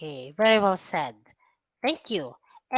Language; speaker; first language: English; non-native, fluent; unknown